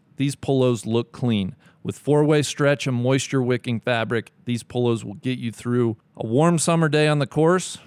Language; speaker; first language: English; native; English